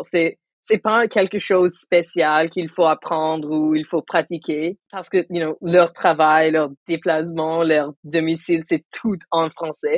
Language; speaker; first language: French; non-native, local second language; English